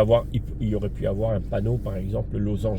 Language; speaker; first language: French; native; French